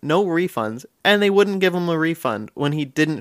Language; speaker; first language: English; native; English